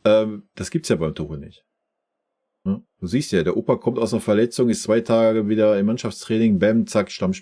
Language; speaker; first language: German; native; German